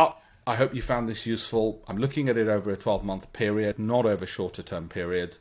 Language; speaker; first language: English; native; English